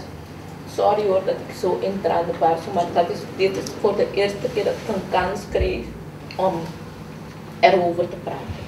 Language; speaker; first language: Dutch; early bilingual, other home language; Papiamento